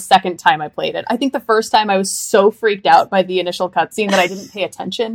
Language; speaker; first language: English; native; English